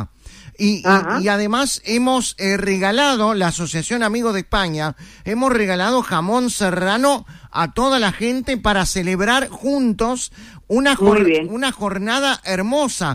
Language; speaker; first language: Spanish; native; Spanish